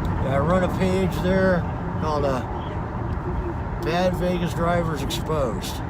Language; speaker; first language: English; native; English